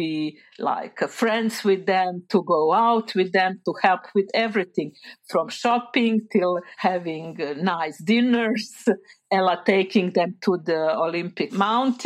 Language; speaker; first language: English; non-native, fluent; Bosnian